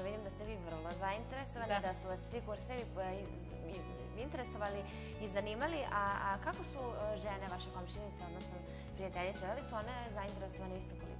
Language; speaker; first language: Serbian; native; Serbian